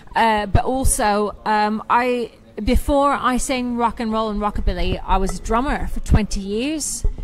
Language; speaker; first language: English; native; English